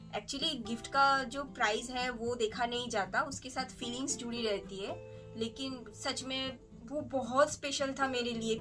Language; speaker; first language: Hindi; native; Hindi